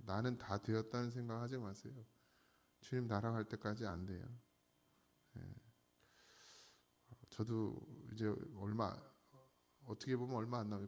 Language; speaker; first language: Korean; native; Korean